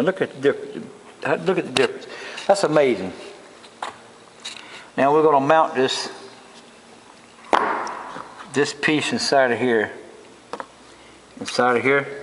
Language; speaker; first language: English; native; English